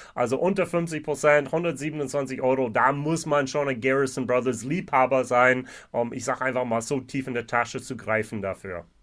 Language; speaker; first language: German; non-native, fluent; English